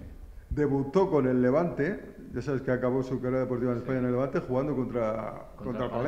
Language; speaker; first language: Spanish; native; Spanish